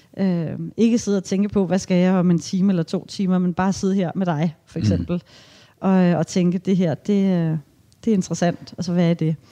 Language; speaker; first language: Danish; native; Danish